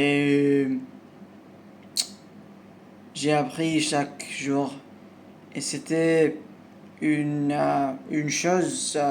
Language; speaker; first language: French; non-native, learner; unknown